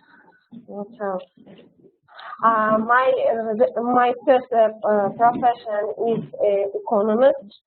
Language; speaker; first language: English; non-native, learner; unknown